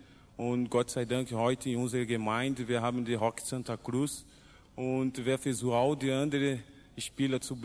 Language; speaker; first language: German; non-native, learner; Portuguese